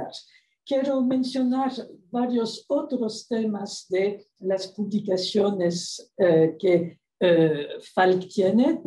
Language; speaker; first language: Spanish; non-native, fluent; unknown